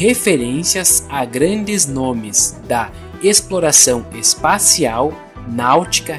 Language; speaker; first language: Portuguese; native; Portuguese